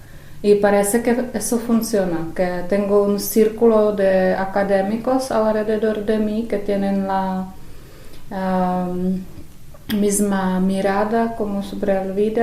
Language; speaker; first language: Spanish; non-native, fluent; Czech